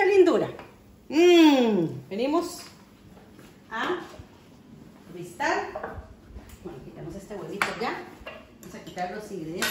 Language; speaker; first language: Spanish; native; Spanish